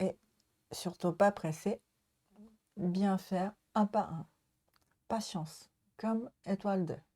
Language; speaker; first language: French; non-native, learner; Japanese